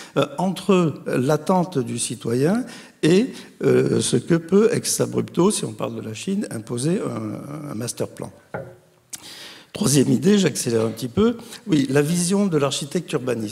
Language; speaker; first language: French; native; French